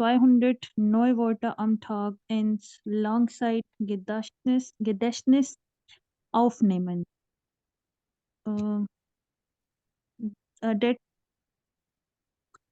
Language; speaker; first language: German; non-native, learner; Urdu